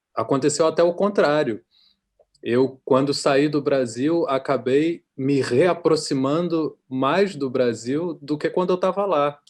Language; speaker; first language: Portuguese; native; Portuguese